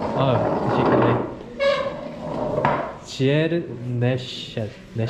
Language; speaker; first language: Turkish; non-native, learner; Korean